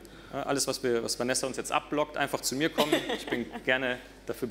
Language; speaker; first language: German; native; German